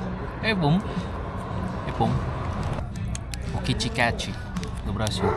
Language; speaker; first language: Portuguese; non-native, learner; Indonesian